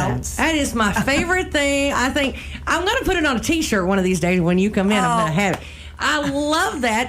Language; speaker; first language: English; native; English